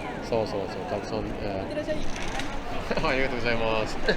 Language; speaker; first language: Japanese; non-native, fluent; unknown